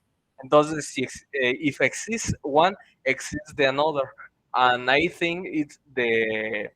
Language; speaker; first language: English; non-native, learner; Spanish